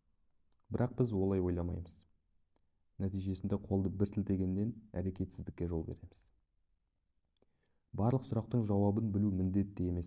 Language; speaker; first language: Kazakh; native; Kazakh